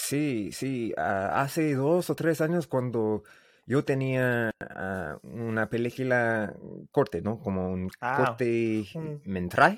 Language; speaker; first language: Spanish; non-native, learner; English